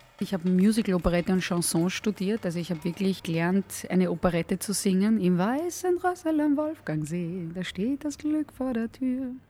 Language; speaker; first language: German; non-native, fluent; Hebrew